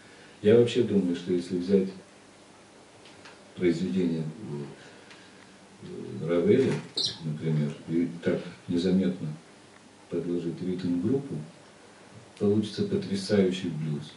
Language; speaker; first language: Russian; native; Russian